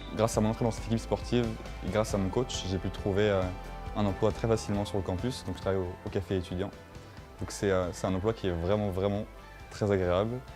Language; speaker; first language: French; native; French